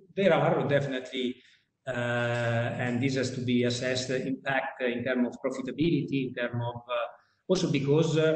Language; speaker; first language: English; non-native, fluent; Italian